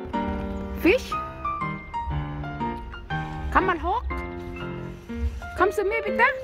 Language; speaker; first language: German; non-native, learner; Thai